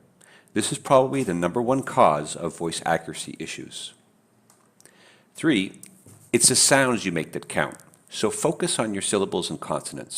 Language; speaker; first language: English; native; English